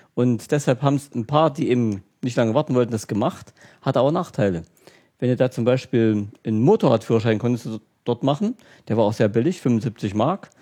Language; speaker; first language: German; native; German